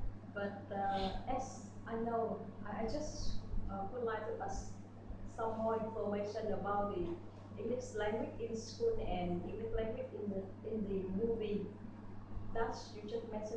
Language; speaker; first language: English; non-native, learner; Vietnamese